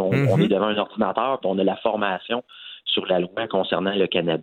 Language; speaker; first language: French; native; French